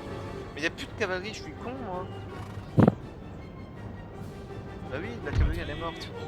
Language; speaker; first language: French; native; French